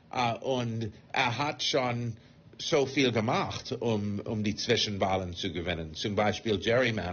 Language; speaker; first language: German; non-native, fluent; English